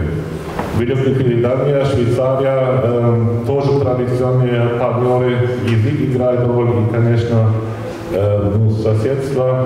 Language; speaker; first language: Russian; non-native, fluent; German